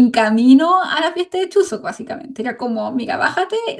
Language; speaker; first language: Spanish; native; Spanish